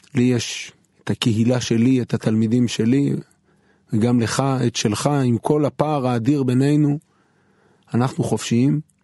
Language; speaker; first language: Hebrew; native; Hebrew